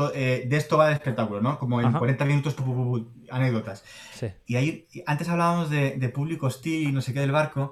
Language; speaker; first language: Spanish; native; Spanish